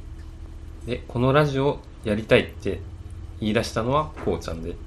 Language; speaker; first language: Japanese; native; Japanese